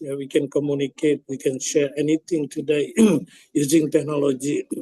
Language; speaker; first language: English; non-native, fluent; Indonesian